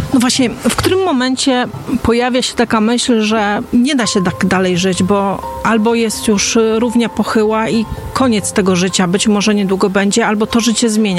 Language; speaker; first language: Polish; native; Polish